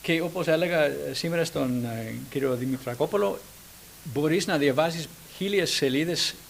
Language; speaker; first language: Greek; non-native, fluent; English